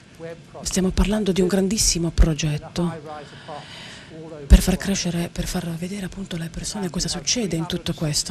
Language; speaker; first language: Italian; native; Italian